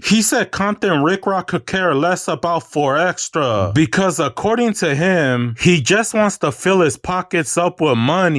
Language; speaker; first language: English; native; English